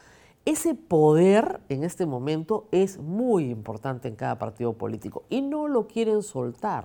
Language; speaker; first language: Spanish; native; Spanish